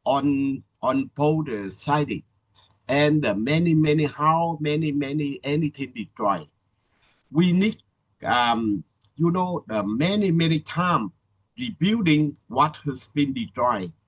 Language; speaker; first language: English; non-native, learner; Vietnamese